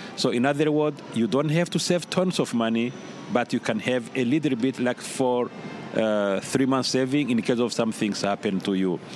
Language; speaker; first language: English; non-native, fluent; Rundi